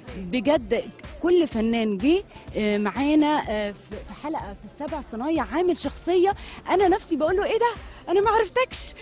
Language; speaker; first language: Arabic; native; Arabic